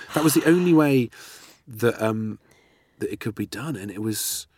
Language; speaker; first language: English; native; English